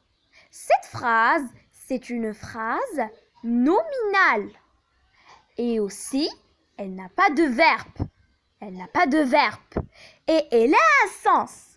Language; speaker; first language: French; non-native, local second language; Arabic